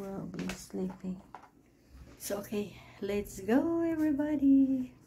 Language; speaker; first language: English; non-native, local second language; Hiligaynon